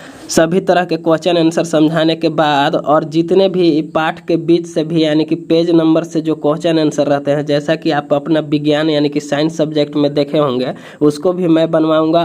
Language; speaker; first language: Hindi; native; Hindi